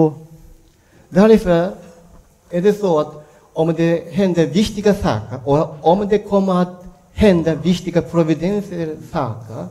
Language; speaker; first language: Swedish; non-native, fluent; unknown